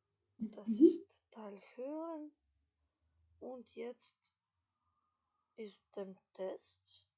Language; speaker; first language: German; non-native, fluent; Macedonian